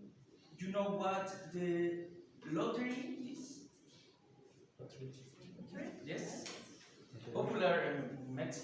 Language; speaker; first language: English; non-native, learner; Spanish